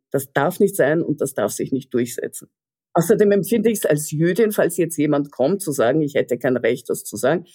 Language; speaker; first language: German; early bilingual, other home language; Russian